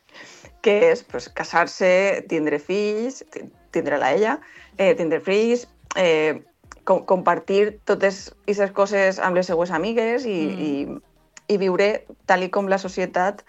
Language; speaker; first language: Catalan; non-native, local second language; Spanish